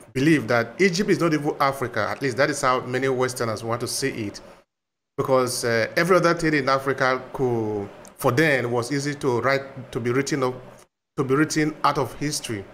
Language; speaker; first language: English; non-native, local second language; Bini